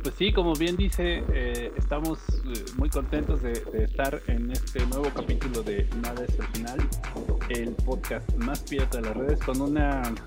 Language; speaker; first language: Spanish; native; Spanish